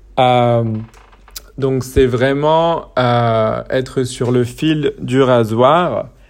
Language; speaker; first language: French; native; French